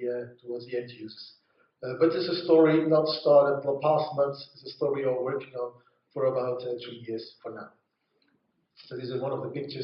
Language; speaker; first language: English; non-native, fluent; Dutch